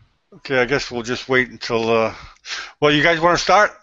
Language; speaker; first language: English; native; English